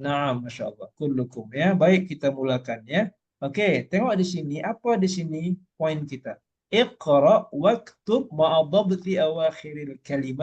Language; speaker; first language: Malay; native; Malay